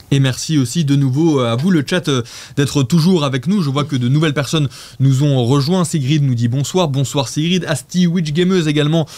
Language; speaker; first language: French; native; French